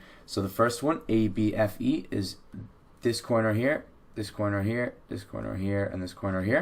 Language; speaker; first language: English; native; English